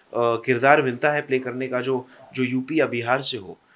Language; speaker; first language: Hindi; non-native, local second language; English